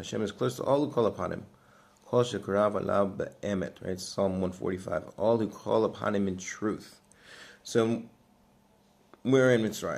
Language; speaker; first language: English; native; English